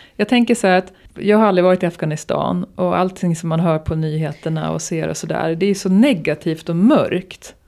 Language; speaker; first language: Swedish; native; Swedish